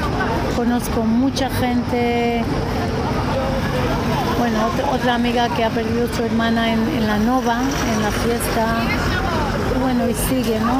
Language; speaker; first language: Spanish; non-native, fluent; Hebrew